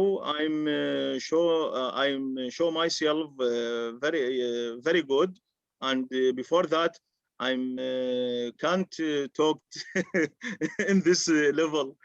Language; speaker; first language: English; non-native, learner; Arabic